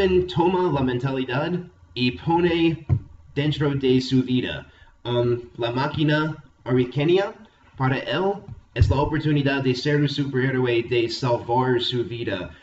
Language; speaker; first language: Spanish; non-native, fluent; English